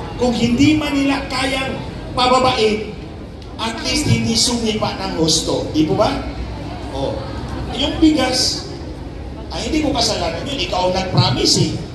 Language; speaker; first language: Filipino; non-native, local second language; Cebuano